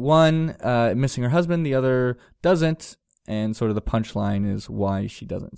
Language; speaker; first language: English; native; English